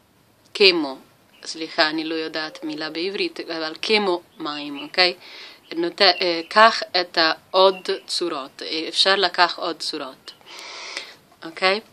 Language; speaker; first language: Hebrew; non-native, learner; Italian